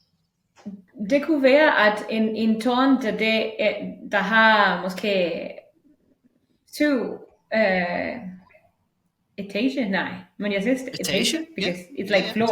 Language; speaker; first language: Danish; non-native, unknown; Spanish